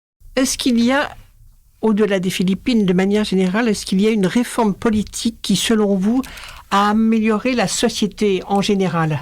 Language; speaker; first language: French; native; French